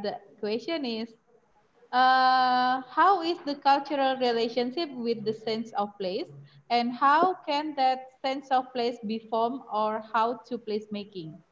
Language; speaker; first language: English; non-native, fluent; Indonesian